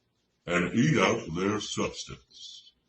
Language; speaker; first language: English; native; English